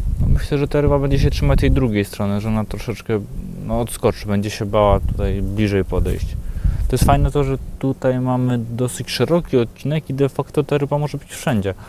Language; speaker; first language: Polish; native; Polish